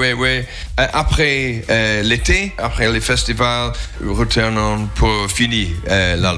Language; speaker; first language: French; non-native, learner; English